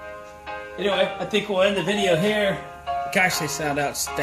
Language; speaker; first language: English; native; English